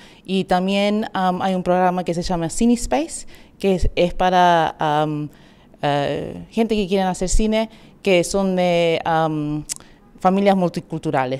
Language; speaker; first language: Spanish; early bilingual, heritage; Spanish